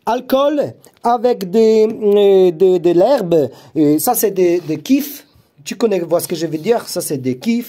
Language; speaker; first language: French; non-native, learner; Polish